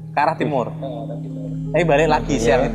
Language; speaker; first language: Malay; non-native, local second language; Javanese